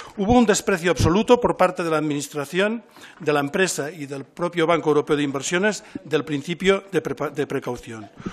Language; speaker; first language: Spanish; non-native, local second language; Catalan